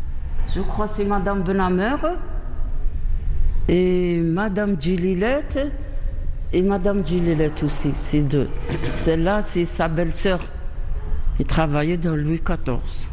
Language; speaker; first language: French; non-native, learner; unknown